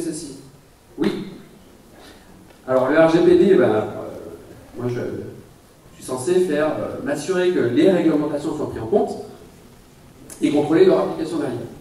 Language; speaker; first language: French; native; French